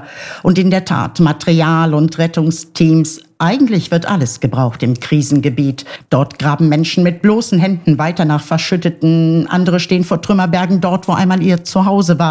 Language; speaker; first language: German; native; German